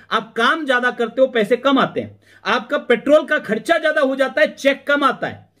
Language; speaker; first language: Hindi; native; Hindi